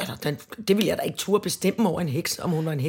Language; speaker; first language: Danish; native; Danish